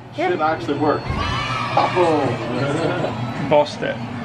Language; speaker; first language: English; native; English